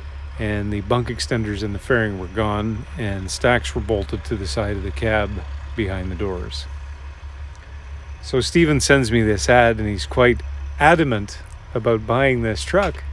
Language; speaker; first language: English; native; English